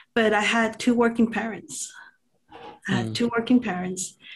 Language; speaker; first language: English; native; English